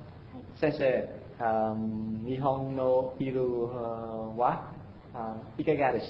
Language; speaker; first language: Japanese; non-native, learner; Vietnamese